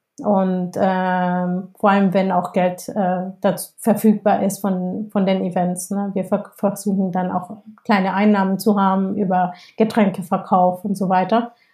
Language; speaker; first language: German; non-native, fluent; Spanish